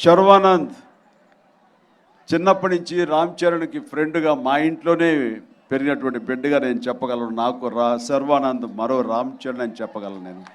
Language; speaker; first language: Telugu; native; Telugu